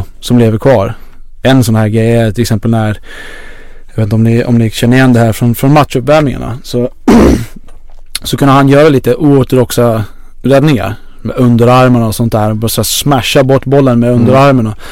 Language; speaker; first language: Swedish; native; Swedish